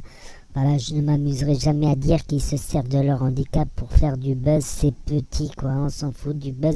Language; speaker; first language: French; native; French